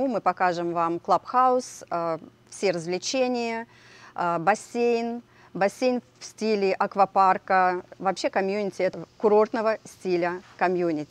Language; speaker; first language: Russian; native; Russian